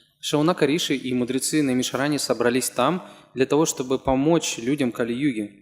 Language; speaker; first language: Russian; native; Russian